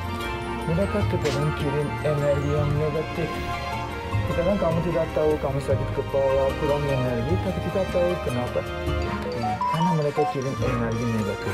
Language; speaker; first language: Indonesian; non-native, fluent; Turkish